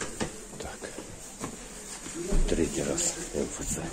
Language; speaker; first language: Russian; native; Russian